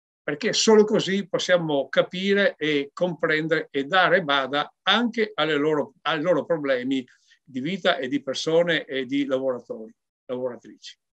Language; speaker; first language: Italian; native; Italian